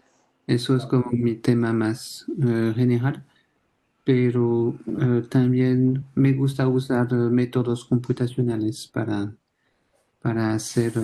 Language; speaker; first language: Spanish; non-native, fluent; French